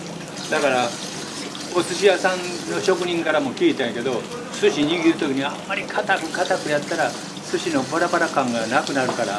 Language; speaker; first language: Japanese; native; Japanese